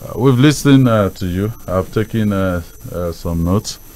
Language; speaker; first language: English; non-native, local second language; Yoruba